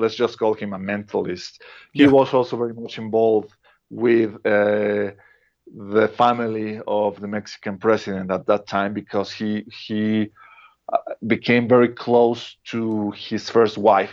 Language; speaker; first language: English; non-native, fluent; Spanish